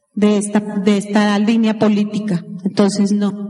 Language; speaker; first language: Spanish; native; Spanish